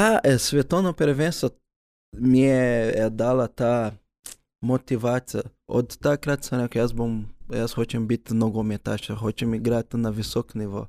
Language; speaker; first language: Slovenian; early bilingual, other home language; Portuguese